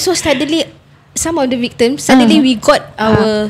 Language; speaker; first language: English; non-native, local second language; Malay